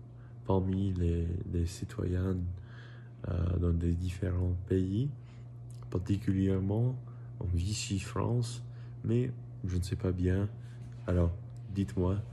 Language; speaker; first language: French; non-native, learner; English